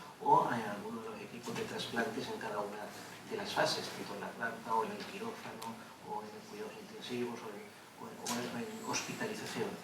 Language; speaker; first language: Spanish; native; Spanish